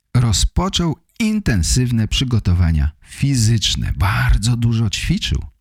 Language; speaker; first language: Polish; native; Polish